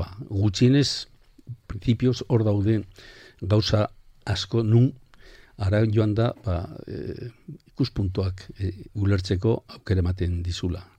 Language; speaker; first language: Basque; non-native, local second language; Spanish